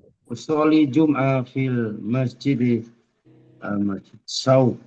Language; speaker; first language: Arabic; non-native, learner; Indonesian